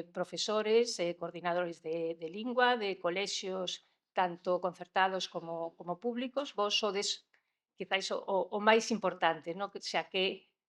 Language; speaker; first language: Galician; non-native, local second language; Spanish